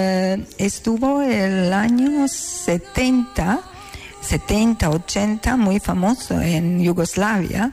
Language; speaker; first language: Spanish; non-native, learner; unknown